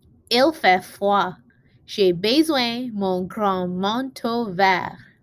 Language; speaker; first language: French; non-native, learner; English